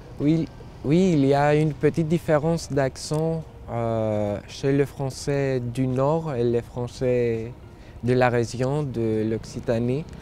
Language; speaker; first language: French; non-native, fluent; Greek